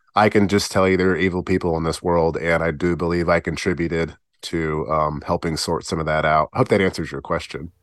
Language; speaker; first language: English; native; English